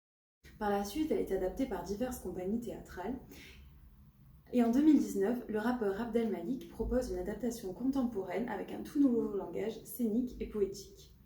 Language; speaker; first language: French; native; French